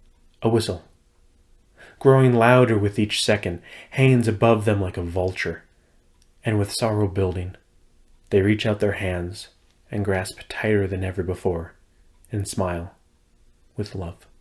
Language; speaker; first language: English; native; English